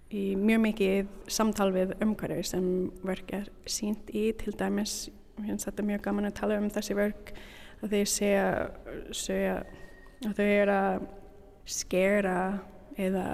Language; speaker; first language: Icelandic; non-native, learner; English